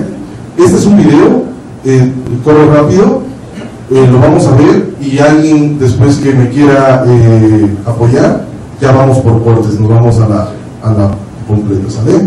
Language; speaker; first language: Spanish; native; Spanish